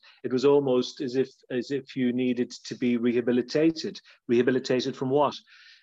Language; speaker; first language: English; native; English